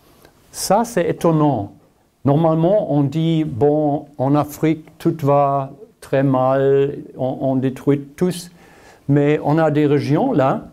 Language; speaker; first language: French; non-native, learner; German